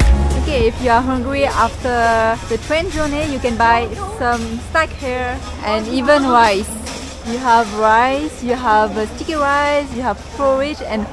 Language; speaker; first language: English; non-native, fluent; French